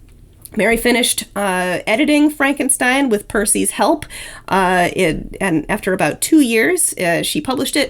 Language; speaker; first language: English; native; English